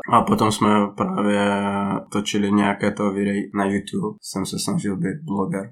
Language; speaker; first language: Czech; non-native, fluent; Russian